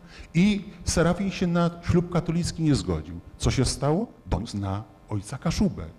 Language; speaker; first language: Polish; native; Polish